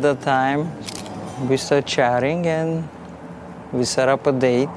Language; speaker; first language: English; non-native, fluent; Russian